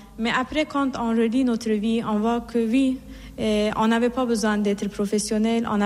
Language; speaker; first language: French; non-native, fluent; Persian